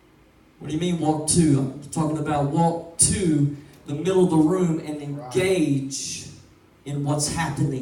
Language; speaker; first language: English; native; English